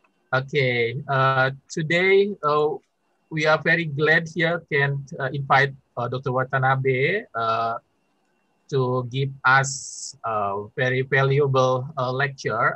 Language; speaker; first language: English; non-native, fluent; Indonesian